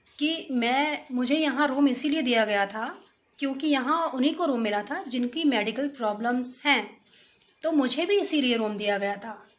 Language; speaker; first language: Hindi; native; Hindi